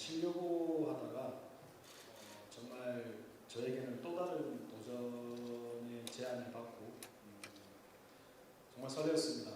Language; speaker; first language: Korean; native; Korean